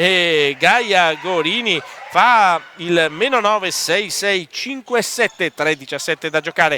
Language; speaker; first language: Italian; native; Italian